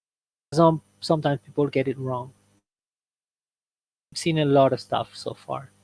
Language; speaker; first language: English; non-native, learner; Spanish